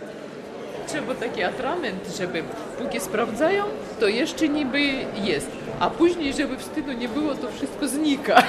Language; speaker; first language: Polish; early bilingual, heritage; Latvian